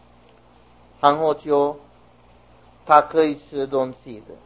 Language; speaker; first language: Chinese; non-native, fluent; Sinhala